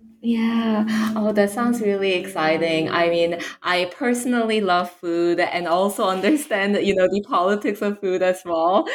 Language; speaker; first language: English; native; English